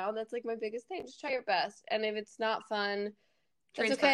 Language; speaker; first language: English; native; English